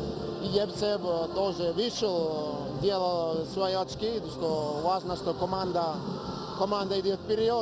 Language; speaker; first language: Russian; non-native, learner; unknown